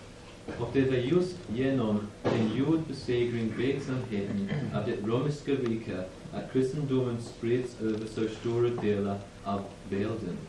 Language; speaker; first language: Swedish; non-native, fluent; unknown